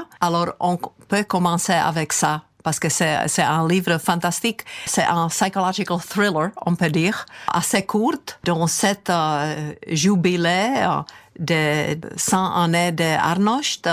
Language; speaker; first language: French; non-native, fluent; Czech